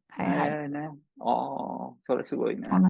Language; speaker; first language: Japanese; non-native, fluent; English